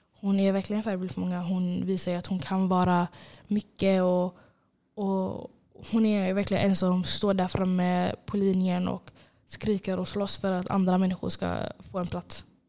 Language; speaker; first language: Swedish; early bilingual, other home language; Somali